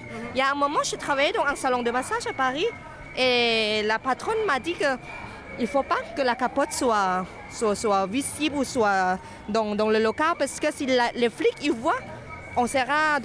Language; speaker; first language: French; non-native, fluent; Thai